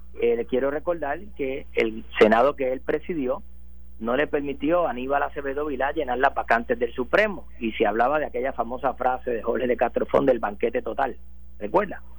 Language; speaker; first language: Spanish; native; Spanish